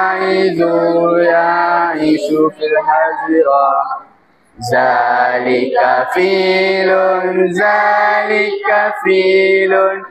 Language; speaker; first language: Arabic; non-native, learner; Malay